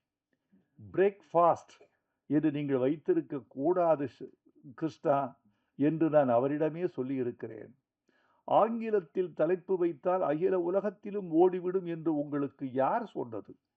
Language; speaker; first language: Tamil; native; Tamil